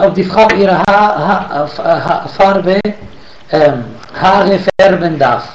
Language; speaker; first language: German; non-native, fluent; Arabic